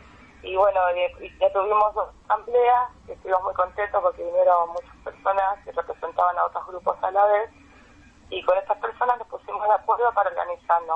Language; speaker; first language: Spanish; native; Spanish